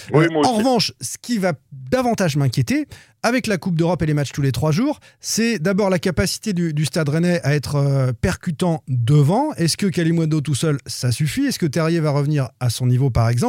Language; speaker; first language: French; native; French